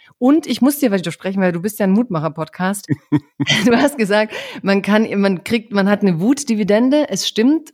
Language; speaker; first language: German; early bilingual, other home language; Croatian